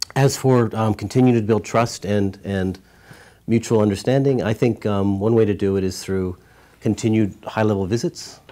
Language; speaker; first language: English; native; English